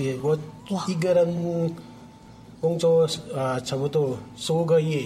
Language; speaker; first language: Chinese; non-native, learner; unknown